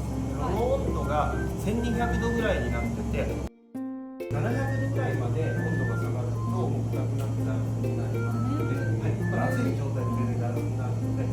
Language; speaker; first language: Japanese; native; Japanese